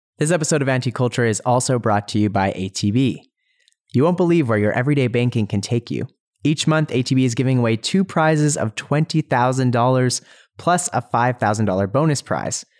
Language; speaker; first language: English; native; English